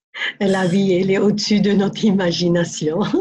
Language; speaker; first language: French; non-native, fluent; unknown